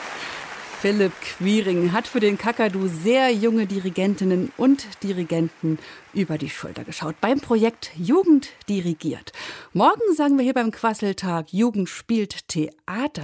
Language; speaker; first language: German; native; German